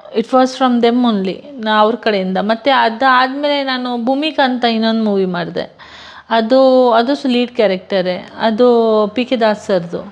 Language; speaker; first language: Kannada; non-native, local second language; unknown